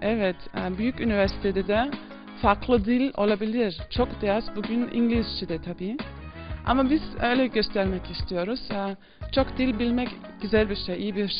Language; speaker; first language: Turkish; early bilingual, heritage; Turkish